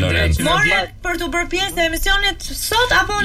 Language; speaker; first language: Albanian; native; Albanian